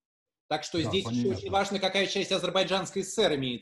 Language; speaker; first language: Russian; native; Russian